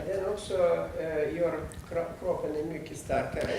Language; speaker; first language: Swedish; non-native, fluent; Russian